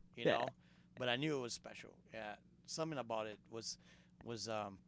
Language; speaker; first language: English; non-native, fluent; Portuguese